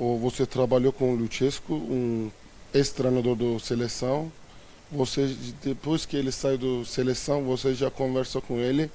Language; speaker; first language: Portuguese; non-native, fluent; Turkish